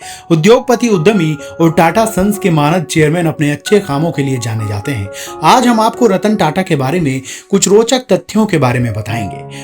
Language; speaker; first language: Hindi; native; Hindi